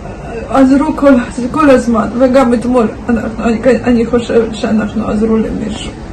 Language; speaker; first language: Hebrew; non-native, learner; Russian